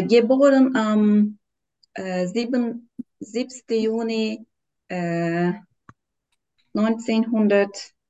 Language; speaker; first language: German; non-native, learner; Turkish